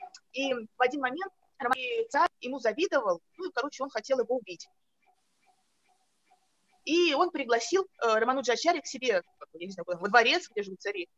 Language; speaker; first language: Russian; native; Russian